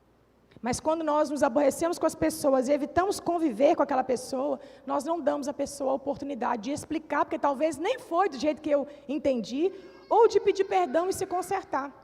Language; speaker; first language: Portuguese; native; Portuguese